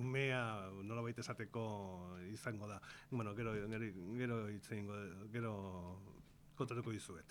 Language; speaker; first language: Basque; non-native, local second language; Spanish